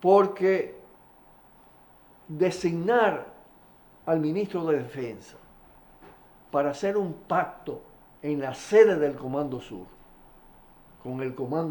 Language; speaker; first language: Spanish; native; Spanish